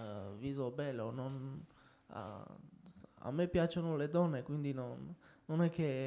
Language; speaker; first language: Italian; non-native, fluent; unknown